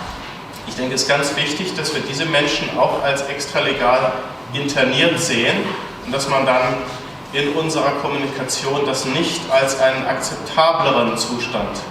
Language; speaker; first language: German; native; German